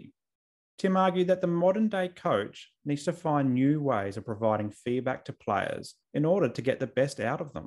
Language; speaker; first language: English; native; English